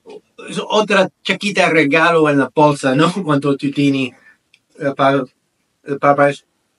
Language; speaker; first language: Spanish; non-native, learner; English